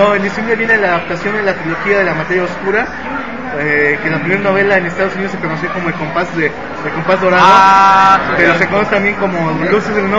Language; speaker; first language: Spanish; native; Spanish